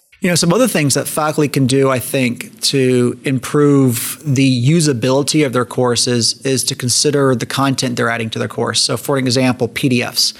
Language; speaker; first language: English; native; English